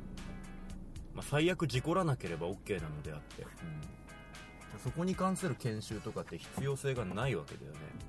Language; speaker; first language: Japanese; native; Japanese